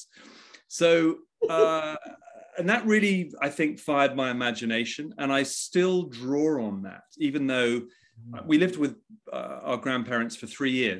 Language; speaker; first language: English; native; English